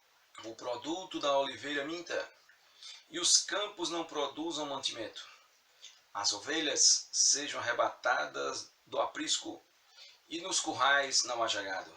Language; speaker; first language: Portuguese; native; Portuguese